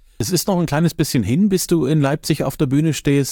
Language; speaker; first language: German; native; German